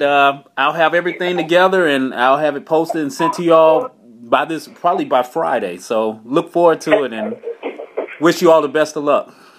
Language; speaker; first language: English; native; English